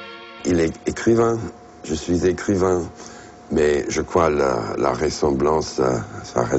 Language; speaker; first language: French; non-native, fluent; English